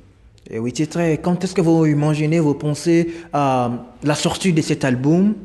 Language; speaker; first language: French; non-native, local second language; Lingala